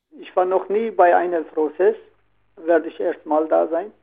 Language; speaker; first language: German; non-native, learner; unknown